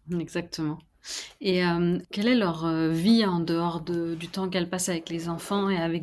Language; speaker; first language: French; native; French